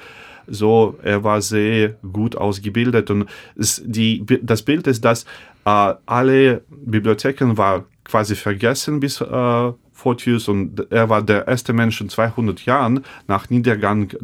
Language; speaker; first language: German; non-native, fluent; Russian